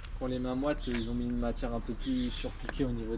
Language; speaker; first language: French; native; French